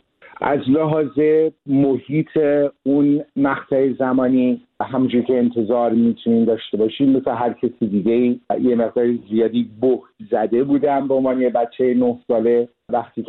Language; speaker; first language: Persian; early bilingual, heritage; Persian